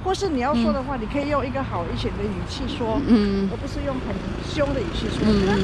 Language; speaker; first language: Chinese; early bilingual, heritage; Chinese